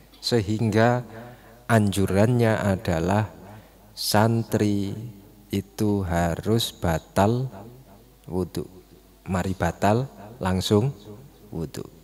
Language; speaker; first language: Indonesian; non-native, local second language; Javanese